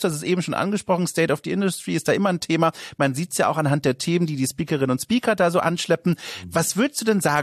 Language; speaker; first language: German; native; German